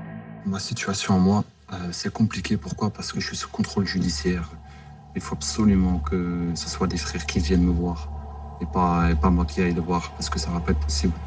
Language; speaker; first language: French; native; French